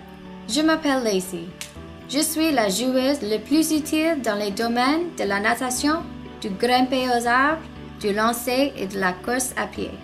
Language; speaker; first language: French; non-native, learner; English